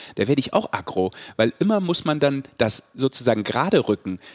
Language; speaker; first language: German; native; German